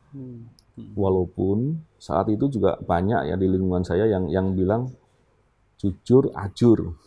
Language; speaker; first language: Indonesian; native; Indonesian